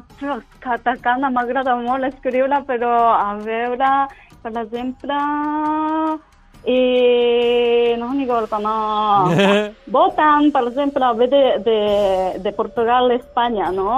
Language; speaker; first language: Catalan; non-native, learner; Japanese